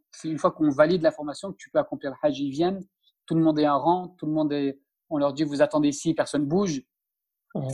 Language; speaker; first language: French; early bilingual, other home language; Turkish